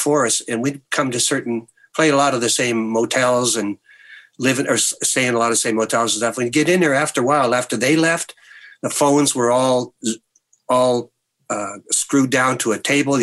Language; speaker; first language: English; native; English